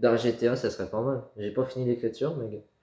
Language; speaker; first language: French; native; French